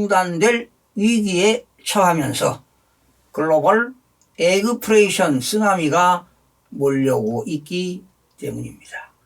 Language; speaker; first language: Korean; native; Korean